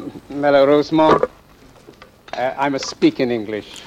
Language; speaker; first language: English; native; English